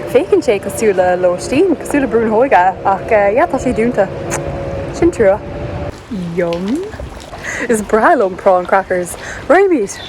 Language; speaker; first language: Irish; native; Irish